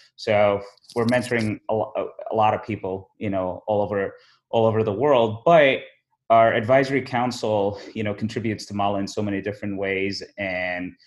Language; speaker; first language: English; early bilingual, other home language; Somali